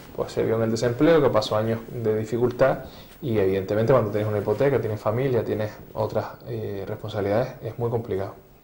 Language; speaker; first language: Spanish; native; Spanish